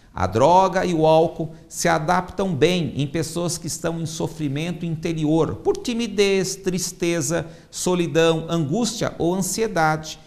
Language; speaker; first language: Portuguese; native; Portuguese